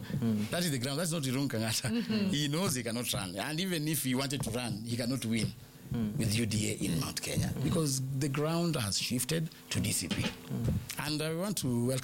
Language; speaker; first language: English; non-native, local second language; Luyia